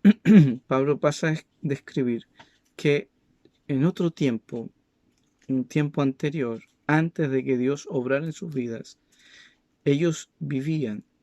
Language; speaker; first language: Spanish; native; Spanish